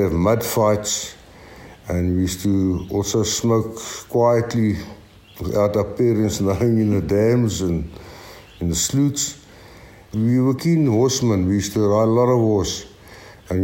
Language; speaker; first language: English; native; English